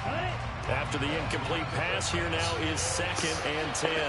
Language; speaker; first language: English; native; English